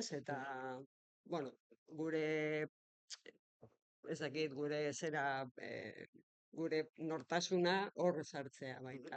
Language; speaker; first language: Basque; non-native, local second language; Spanish